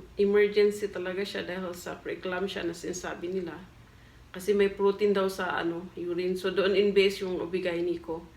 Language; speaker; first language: Filipino; non-native, local second language; Cebuano